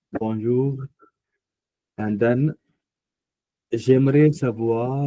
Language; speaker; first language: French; non-native, fluent; Punjabi